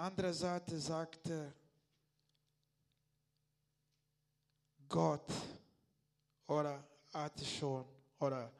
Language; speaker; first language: German; non-native, learner; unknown